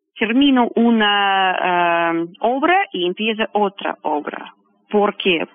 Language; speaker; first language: Spanish; non-native, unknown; Russian